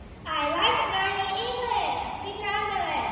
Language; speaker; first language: English; non-native, learner; Chinese